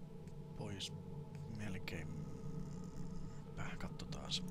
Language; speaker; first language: Finnish; native; Finnish